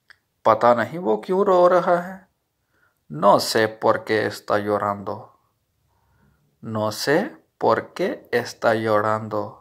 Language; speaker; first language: Spanish; non-native, learner; Urdu